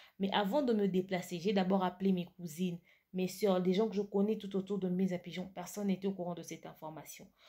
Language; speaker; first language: French; non-native, local second language; Lingala